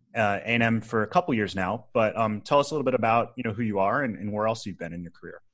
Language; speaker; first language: English; native; English